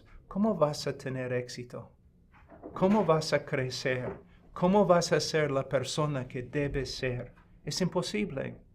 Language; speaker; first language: Spanish; non-native, fluent; English